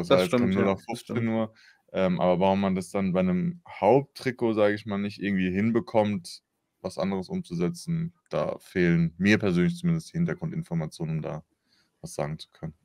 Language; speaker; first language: German; native; German